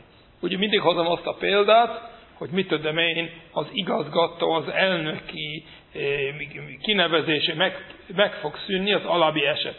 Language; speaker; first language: Hungarian; non-native, fluent; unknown